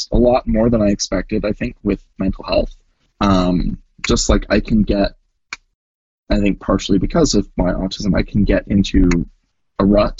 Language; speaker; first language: English; native; English